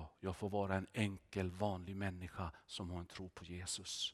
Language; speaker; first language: Swedish; non-native, fluent; Finnish